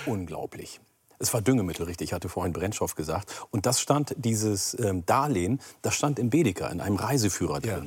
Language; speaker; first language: German; early bilingual, other home language; Oromo